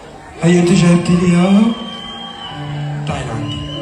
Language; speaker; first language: Arabic; native; Arabic